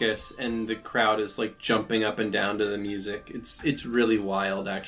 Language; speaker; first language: English; native; English